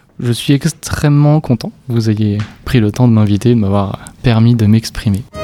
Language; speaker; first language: French; native; French